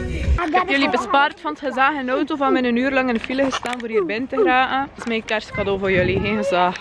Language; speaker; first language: Dutch; native; Dutch